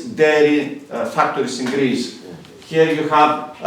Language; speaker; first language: English; non-native, fluent; Greek